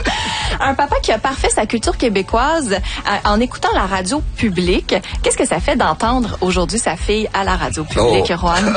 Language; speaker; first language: French; native; French